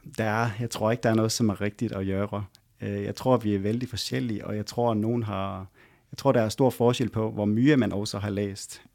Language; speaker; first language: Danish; native; Danish